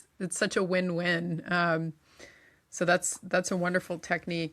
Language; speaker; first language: English; native; English